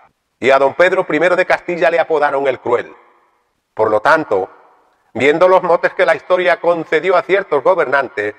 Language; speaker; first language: Spanish; native; Spanish